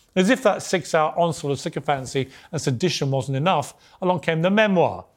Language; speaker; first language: English; native; English